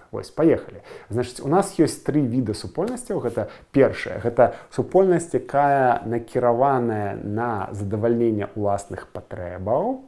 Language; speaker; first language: Belarusian; native; Belarusian